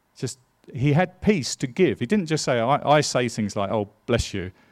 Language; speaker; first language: English; native; English